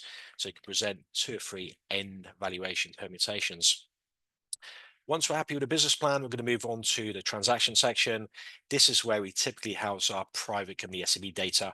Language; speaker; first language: English; native; English